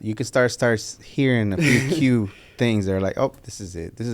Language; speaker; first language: English; early bilingual, other home language; Spanish